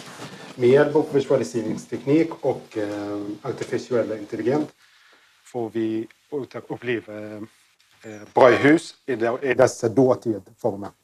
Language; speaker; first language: Swedish; non-native, learner; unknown